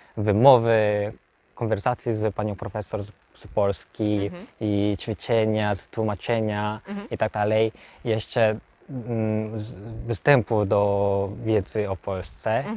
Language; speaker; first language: Polish; non-native, learner; Korean